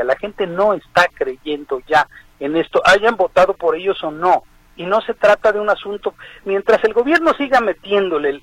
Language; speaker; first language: Spanish; native; Spanish